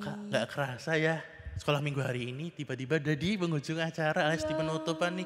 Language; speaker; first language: Indonesian; native; Indonesian